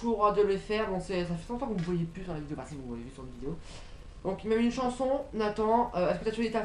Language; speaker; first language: French; native; French